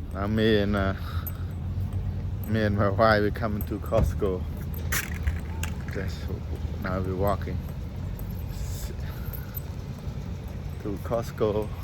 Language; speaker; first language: English; non-native, learner; Khmer